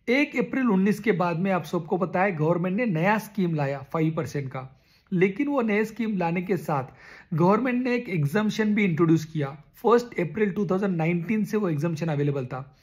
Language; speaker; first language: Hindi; non-native, local second language; Marathi